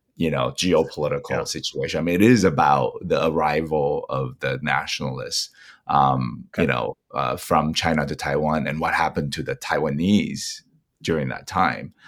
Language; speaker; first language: English; non-native, fluent; Chinese